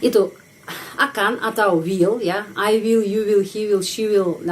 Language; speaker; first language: Indonesian; non-native, fluent; Russian